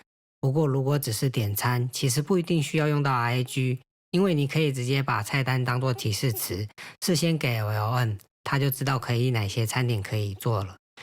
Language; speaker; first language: Chinese; native; Chinese